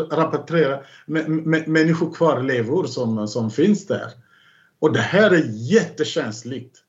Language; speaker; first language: Swedish; non-native, fluent; Kongo